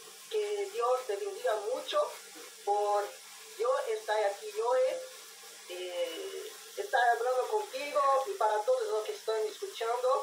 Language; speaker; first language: Spanish; non-native, learner; Portuguese